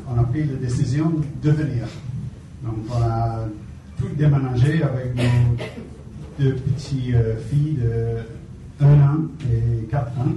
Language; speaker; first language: French; non-native, fluent; English